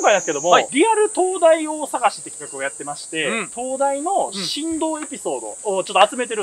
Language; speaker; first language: Japanese; native; Japanese